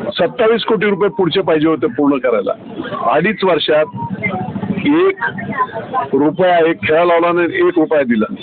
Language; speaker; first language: Marathi; native; Marathi